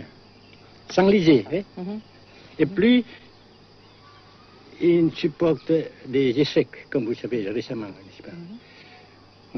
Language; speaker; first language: French; non-native, local second language; Vietnamese